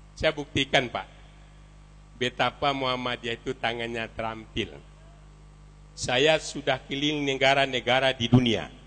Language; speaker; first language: Indonesian; non-native, local second language; Minangkabau